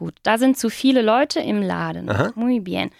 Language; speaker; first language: German; non-native, fluent; Spanish